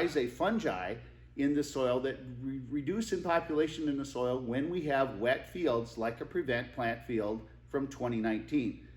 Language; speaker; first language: English; native; English